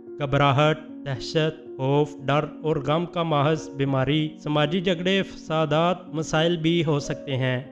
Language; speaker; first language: Urdu; non-native, local second language; Punjabi